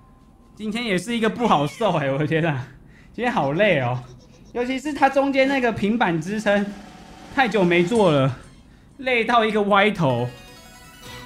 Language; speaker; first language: Chinese; native; Chinese